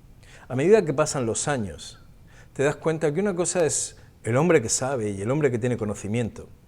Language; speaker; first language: Spanish; native; Spanish